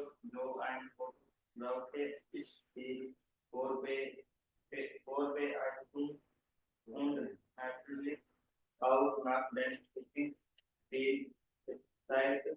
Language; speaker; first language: German; non-native, learner; Hindi